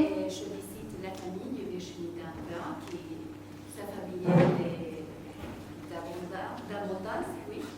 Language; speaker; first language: French; non-native, fluent; Spanish